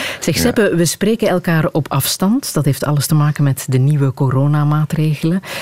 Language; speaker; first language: Dutch; native; Dutch